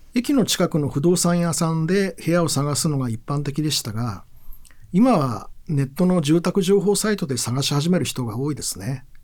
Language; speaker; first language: Japanese; native; Japanese